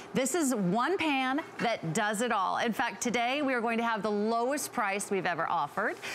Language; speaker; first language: English; native; English